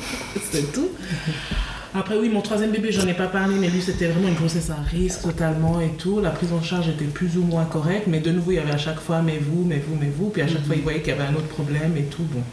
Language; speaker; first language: French; native; French